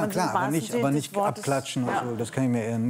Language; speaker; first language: German; native; German